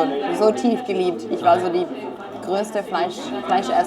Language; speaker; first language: German; non-native, fluent; French